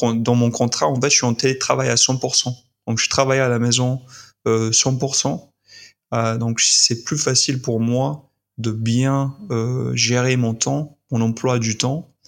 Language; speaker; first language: French; non-native, fluent; English